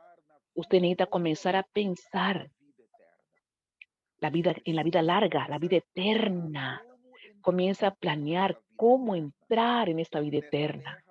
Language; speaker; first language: Spanish; non-native, fluent; Portuguese